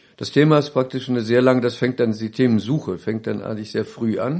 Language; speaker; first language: German; native; German